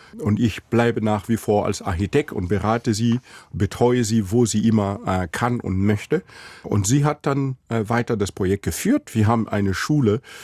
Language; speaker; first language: German; non-native, fluent; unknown